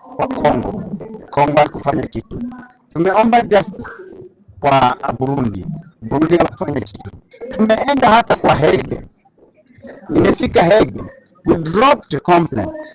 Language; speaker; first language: Swahili; non-native, local second language; Kinyarwanda